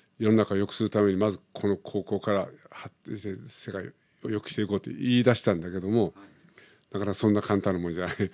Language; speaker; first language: Japanese; early bilingual, other home language; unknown